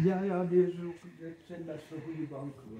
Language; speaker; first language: Dutch; native; Dutch